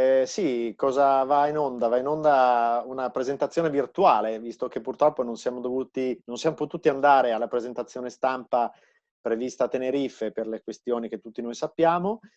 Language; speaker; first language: Italian; native; Italian